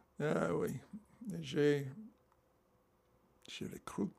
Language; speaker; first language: French; non-native, learner; English